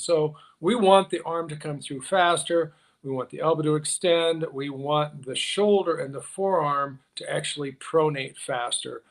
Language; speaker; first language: English; native; English